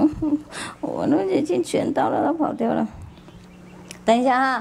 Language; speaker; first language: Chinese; non-native, fluent; Vietnamese